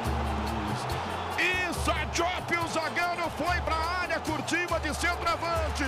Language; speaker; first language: Portuguese; native; Portuguese